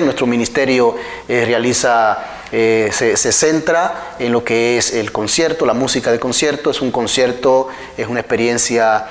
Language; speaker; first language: Spanish; native; Spanish